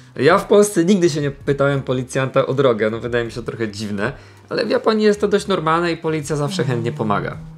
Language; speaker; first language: Polish; native; Polish